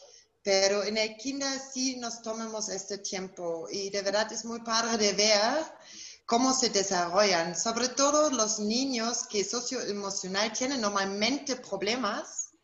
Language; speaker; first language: Spanish; non-native, fluent; German